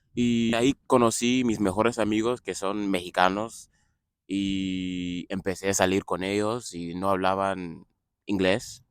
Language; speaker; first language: Spanish; non-native, fluent; English